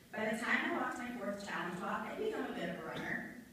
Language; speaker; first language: English; native; English